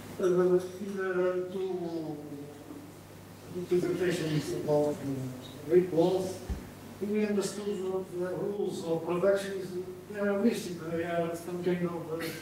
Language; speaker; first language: English; non-native, learner; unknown